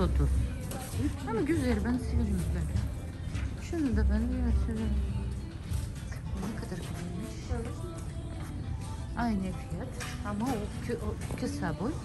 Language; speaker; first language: Turkish; non-native, learner; Russian